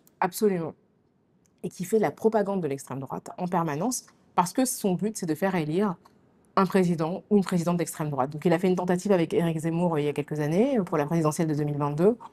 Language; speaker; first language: French; native; French